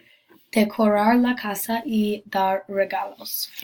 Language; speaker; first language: Spanish; non-native, learner; English